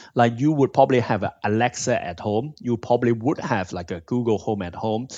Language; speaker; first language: English; non-native, local second language; Cantonese